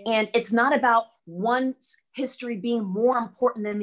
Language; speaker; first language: English; early bilingual, other home language; German